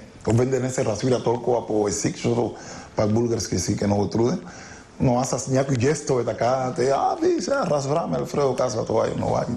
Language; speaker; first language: Bulgarian; non-native, learner; Spanish